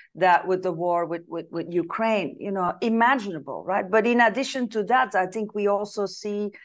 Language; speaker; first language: English; non-native, fluent; Dutch